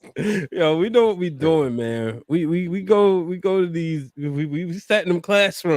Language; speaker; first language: English; native; English